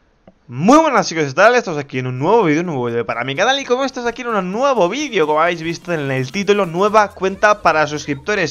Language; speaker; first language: Spanish; native; Spanish